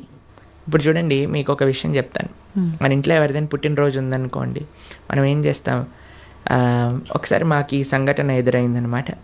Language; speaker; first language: Telugu; native; Telugu